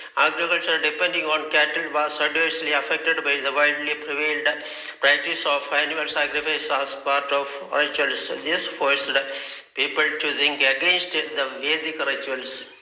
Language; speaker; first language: English; non-native, local second language; Malayalam